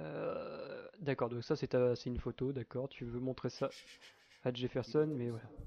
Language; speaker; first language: French; native; French